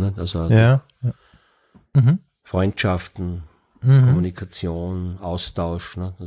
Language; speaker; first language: German; native; German